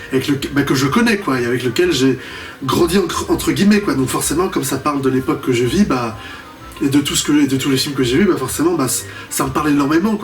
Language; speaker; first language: French; native; French